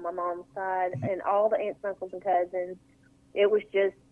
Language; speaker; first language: English; native; English